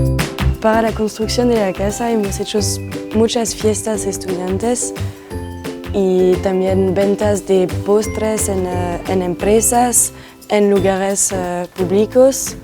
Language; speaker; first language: Spanish; non-native, learner; French